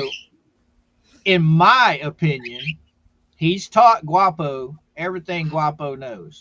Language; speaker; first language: English; native; English